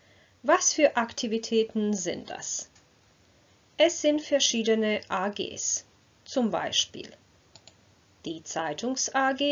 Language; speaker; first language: German; non-native, fluent; Croatian